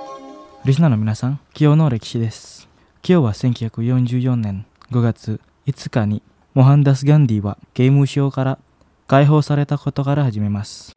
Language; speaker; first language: Japanese; non-native, fluent; Indonesian